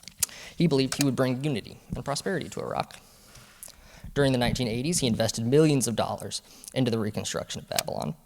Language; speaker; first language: English; native; English